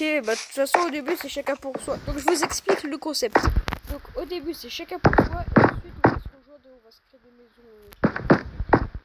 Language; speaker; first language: French; native; French